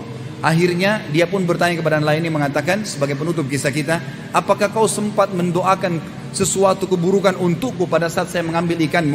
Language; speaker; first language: Indonesian; native; Indonesian